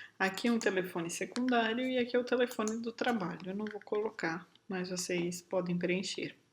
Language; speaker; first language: Portuguese; native; Portuguese